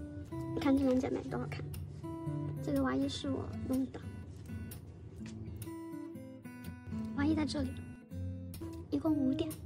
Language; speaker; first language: Chinese; native; Chinese